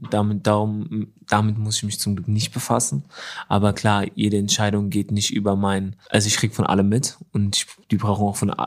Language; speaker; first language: German; early bilingual, other home language; Arabic